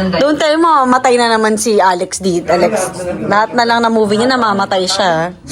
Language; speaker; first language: Filipino; native; Filipino